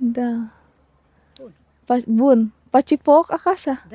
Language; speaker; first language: Romanian; non-native, learner; Indonesian